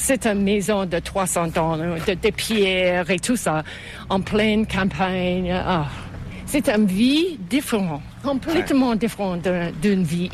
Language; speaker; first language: French; non-native, fluent; English